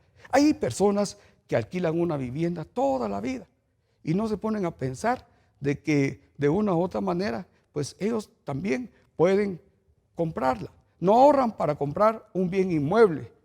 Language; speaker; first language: Spanish; native; Spanish